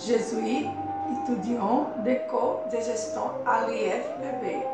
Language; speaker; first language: French; non-native, learner; Portuguese